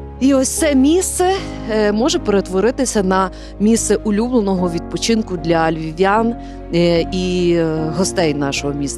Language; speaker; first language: Ukrainian; native; Ukrainian